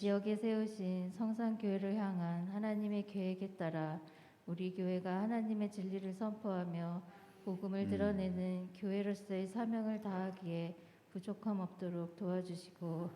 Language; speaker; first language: Korean; native; Korean